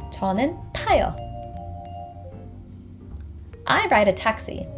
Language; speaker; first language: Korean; non-native, fluent; English